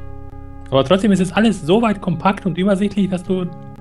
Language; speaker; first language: German; native; German